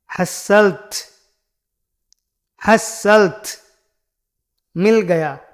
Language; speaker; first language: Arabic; non-native, fluent; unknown